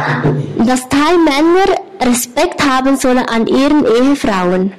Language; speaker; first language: German; non-native, learner; Thai